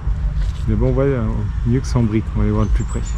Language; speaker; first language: French; native; French